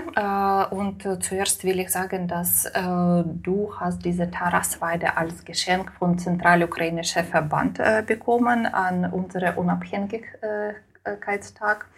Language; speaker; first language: German; non-native, learner; Ukrainian